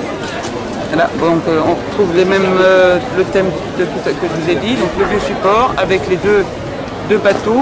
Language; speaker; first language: French; native; French